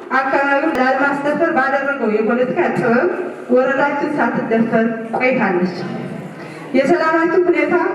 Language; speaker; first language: Amharic; non-native, local second language; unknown